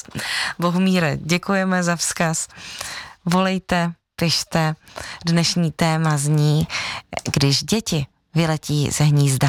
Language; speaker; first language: Czech; native; Czech